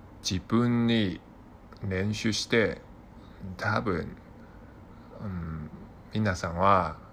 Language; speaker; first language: Japanese; non-native, learner; Cantonese